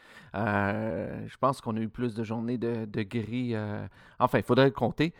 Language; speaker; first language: French; native; French